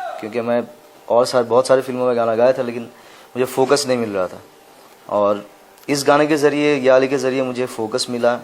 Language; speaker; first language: Hindi; non-native, local second language; Assamese